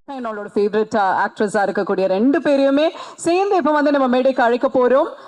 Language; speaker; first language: Tamil; native; Tamil